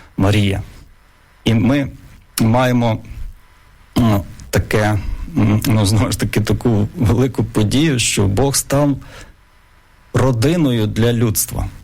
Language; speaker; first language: Ukrainian; native; Ukrainian